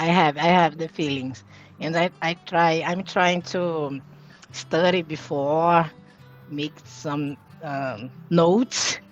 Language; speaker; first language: English; non-native, learner; Portuguese